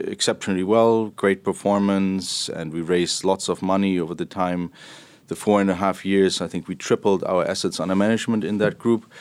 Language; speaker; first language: English; non-native, fluent; German